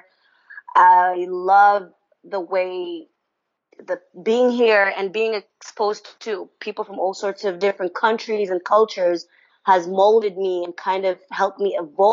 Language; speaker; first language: English; non-native, local second language; Ganda